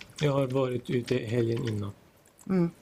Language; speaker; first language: Swedish; non-native, local second language; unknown